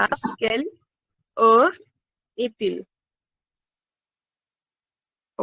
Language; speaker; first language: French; non-native, fluent; Hindi